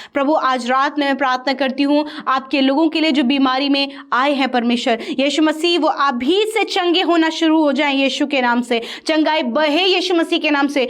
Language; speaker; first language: Hindi; native; Hindi